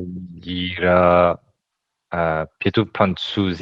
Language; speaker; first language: Lithuanian; non-native, learner; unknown